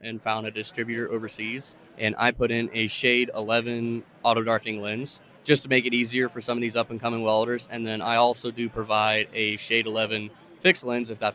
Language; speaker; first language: English; native; English